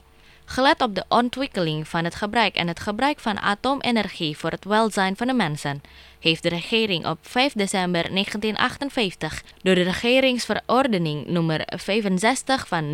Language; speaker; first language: Dutch; non-native, fluent; Indonesian